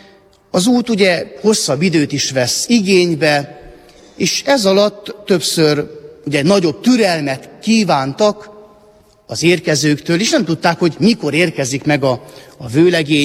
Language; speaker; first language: Hungarian; native; Hungarian